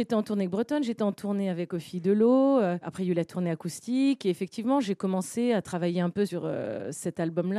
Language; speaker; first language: French; native; French